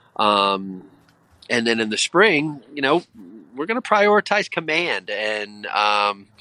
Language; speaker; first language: English; native; English